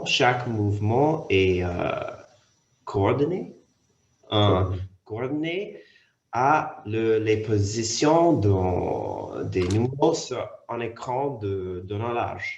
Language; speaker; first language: French; non-native, fluent; English